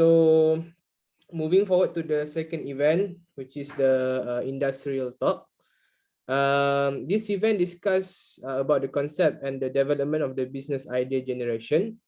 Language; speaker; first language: English; non-native, local second language; Malay